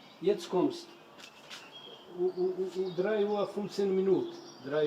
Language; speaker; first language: German; non-native, learner; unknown